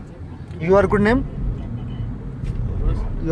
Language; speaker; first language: English; non-native, learner; Urdu